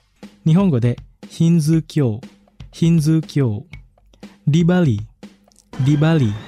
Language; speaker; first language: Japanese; non-native, fluent; Indonesian